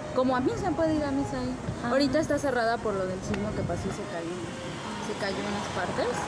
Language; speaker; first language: Spanish; native; Spanish